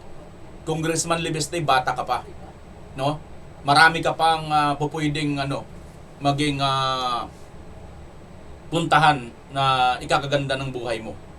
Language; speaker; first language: Filipino; native; Filipino